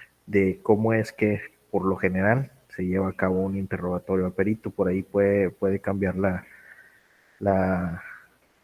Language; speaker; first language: Spanish; native; Spanish